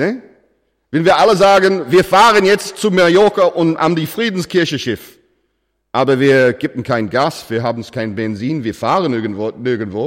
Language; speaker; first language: German; non-native, fluent; English